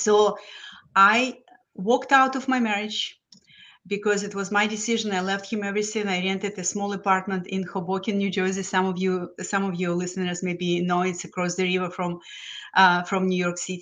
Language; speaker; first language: English; non-native, fluent; Lithuanian